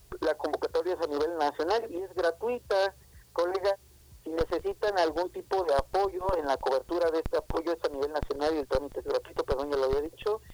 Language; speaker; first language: Spanish; native; Spanish